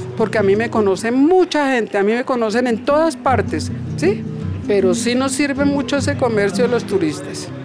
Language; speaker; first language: Spanish; native; Spanish